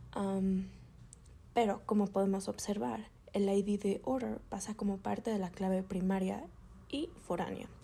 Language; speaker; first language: Spanish; native; Spanish